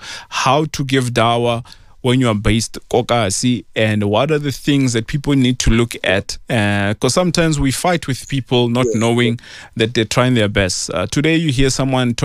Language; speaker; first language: English; non-native, local second language; Tswana